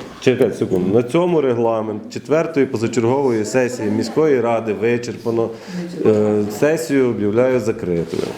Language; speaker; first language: Ukrainian; native; Ukrainian